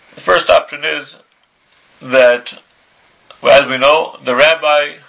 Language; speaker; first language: English; native; English